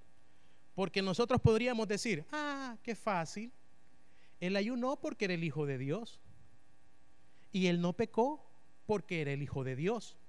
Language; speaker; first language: Spanish; native; Spanish